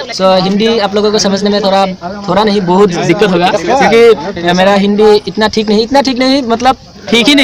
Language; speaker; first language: Hindi; non-native, local second language; Assamese